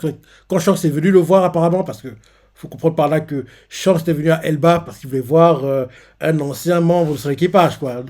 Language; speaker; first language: French; native; French